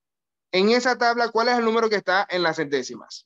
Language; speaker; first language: Spanish; native; Spanish